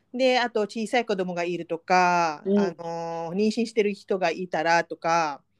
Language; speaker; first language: Japanese; non-native, fluent; Malay